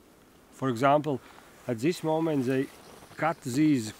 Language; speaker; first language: English; non-native, learner; Latvian